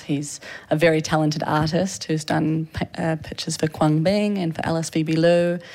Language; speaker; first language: English; native; English